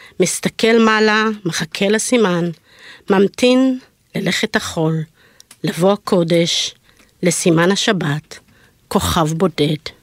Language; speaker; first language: Hebrew; early bilingual, other home language; Amharic